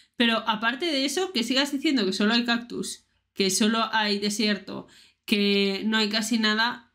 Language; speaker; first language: Spanish; native; Spanish